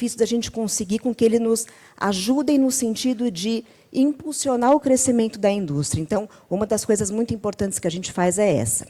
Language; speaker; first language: Portuguese; native; Portuguese